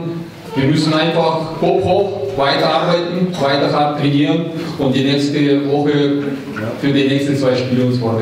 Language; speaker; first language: German; non-native, fluent; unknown